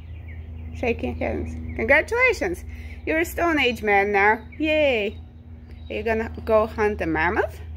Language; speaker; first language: English; non-native, fluent; Russian